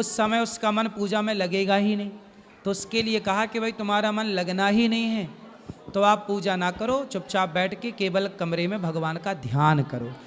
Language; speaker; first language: Hindi; native; Hindi